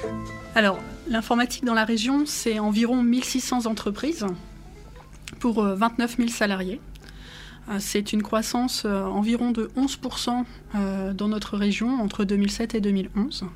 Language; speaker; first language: French; native; French